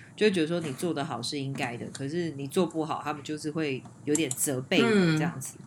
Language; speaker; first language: Chinese; native; Chinese